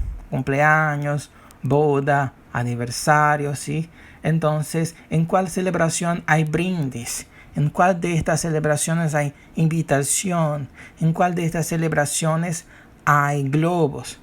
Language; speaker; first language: Spanish; non-native, fluent; Portuguese